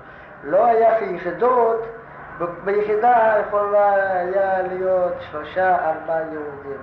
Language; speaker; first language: Hebrew; non-native, fluent; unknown